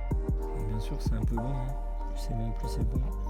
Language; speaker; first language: French; native; French